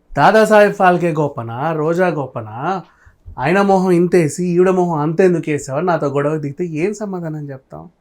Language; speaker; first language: Telugu; native; Telugu